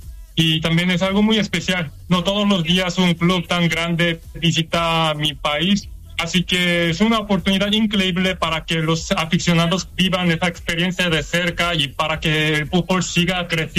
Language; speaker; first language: Spanish; non-native, fluent; Korean